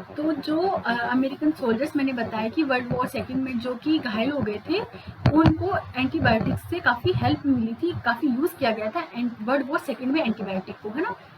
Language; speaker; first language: Hindi; native; Hindi